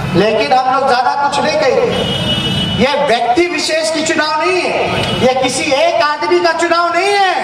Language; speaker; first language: Hindi; native; Hindi